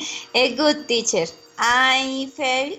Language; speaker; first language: English; non-native, learner; Spanish